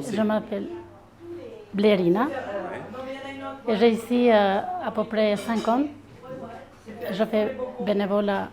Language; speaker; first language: French; non-native, learner; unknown